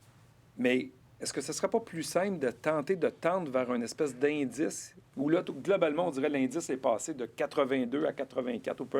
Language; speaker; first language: French; native; French